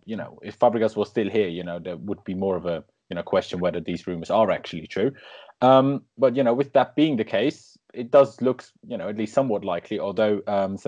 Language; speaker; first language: English; native; English